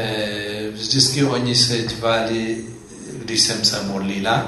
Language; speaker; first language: Czech; non-native, fluent; Amharic